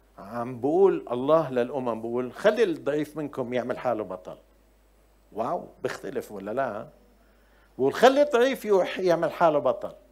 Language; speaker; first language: Arabic; native; Arabic